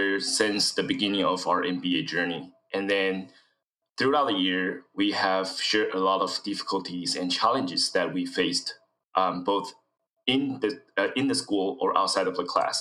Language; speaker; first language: English; non-native, fluent; Chinese